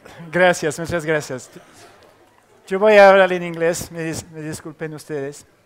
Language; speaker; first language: Spanish; non-native, learner; French